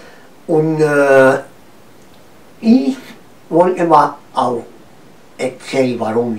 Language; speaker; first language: German; non-native, learner; Romanian